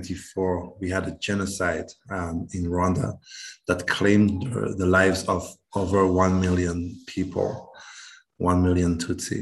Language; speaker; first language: English; non-native, local second language; Kinyarwanda